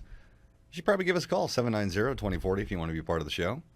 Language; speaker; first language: English; native; English